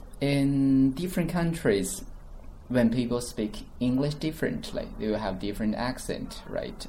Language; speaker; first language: English; non-native, fluent; Chinese